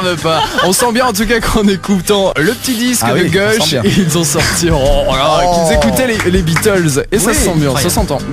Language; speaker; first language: French; native; French